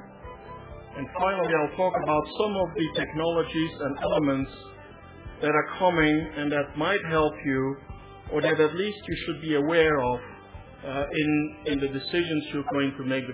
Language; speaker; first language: English; non-native, fluent; Dutch